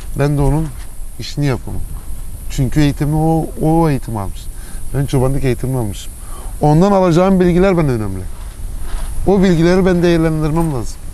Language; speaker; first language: Turkish; early bilingual, heritage; Turkish